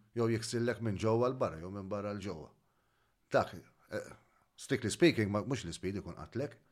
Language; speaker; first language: Maltese; native; Maltese